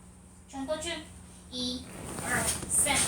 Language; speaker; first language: Chinese; early bilingual, heritage; Chinese